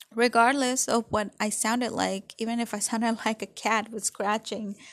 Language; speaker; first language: English; early bilingual, other home language; Spanish